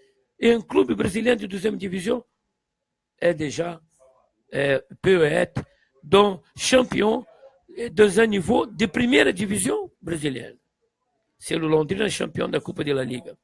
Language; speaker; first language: French; non-native, fluent; Portuguese